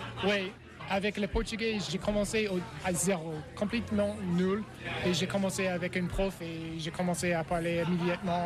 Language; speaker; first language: French; non-native, learner; English